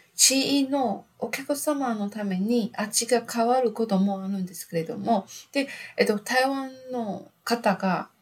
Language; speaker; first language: Japanese; non-native, learner; Chinese